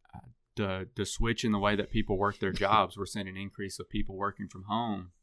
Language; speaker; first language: English; native; English